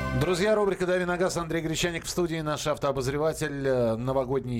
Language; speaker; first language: Russian; native; Russian